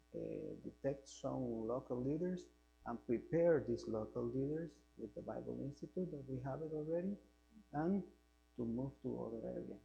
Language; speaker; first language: English; non-native, fluent; Spanish